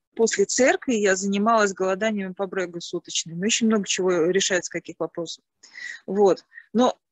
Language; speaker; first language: Russian; native; Russian